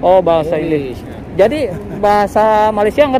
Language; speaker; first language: Indonesian; native; Indonesian